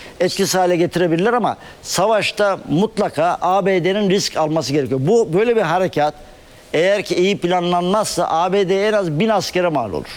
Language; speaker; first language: Turkish; native; Turkish